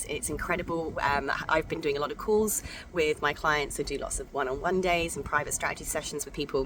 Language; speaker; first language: English; native; English